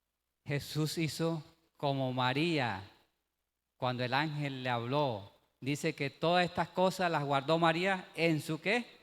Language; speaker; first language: Spanish; native; Spanish